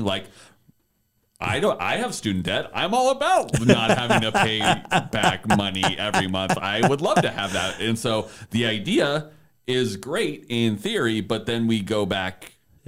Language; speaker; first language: English; native; English